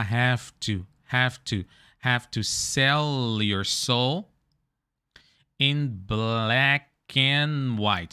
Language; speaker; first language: English; non-native, fluent; Portuguese